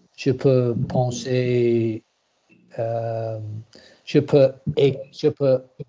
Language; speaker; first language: French; non-native, learner; English